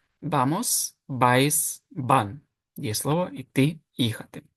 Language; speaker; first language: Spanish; non-native, fluent; Ukrainian